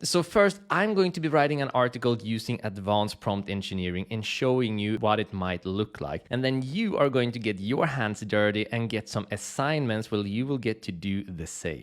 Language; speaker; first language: English; native; English